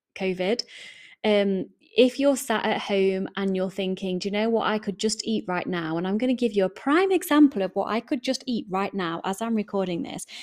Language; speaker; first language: English; native; English